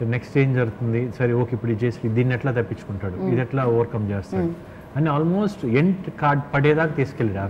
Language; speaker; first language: Telugu; native; Telugu